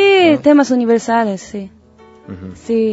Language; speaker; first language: Spanish; non-native, learner; Japanese